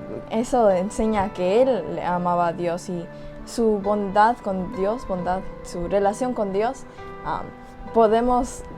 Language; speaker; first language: Spanish; early bilingual, heritage; English